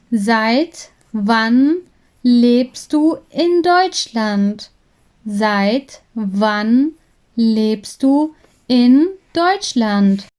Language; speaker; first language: German; non-native, learner; Urdu